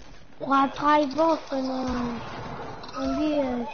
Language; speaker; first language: German; non-native, learner; Portuguese